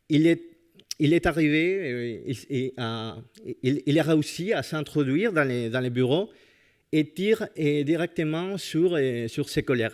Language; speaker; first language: French; non-native, fluent; Spanish